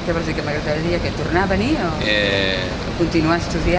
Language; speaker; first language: Catalan; native; Catalan